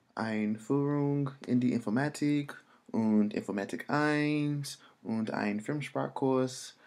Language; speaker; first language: German; non-native, learner; English